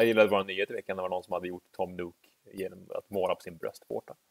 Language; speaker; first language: Swedish; native; Swedish